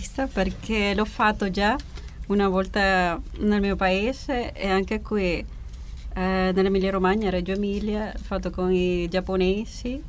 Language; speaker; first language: Italian; non-native, fluent; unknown